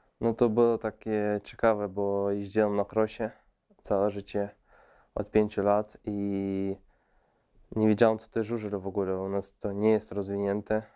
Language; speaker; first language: Polish; non-native, fluent; Russian